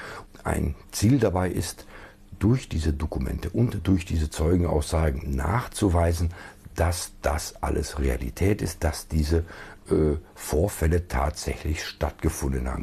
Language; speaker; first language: German; native; German